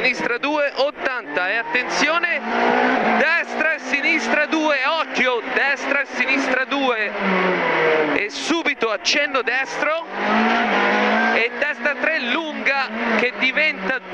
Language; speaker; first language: Italian; native; Italian